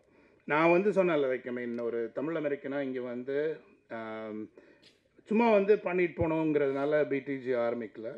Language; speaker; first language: Tamil; early bilingual, heritage; Tamil